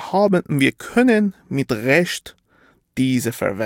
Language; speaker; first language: German; non-native, fluent; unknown